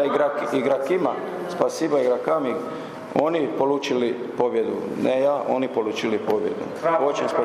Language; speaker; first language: Russian; non-native, learner; Croatian